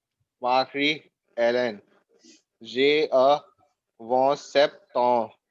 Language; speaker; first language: French; non-native, learner; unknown